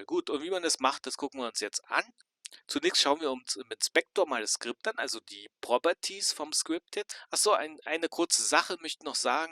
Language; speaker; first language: German; native; German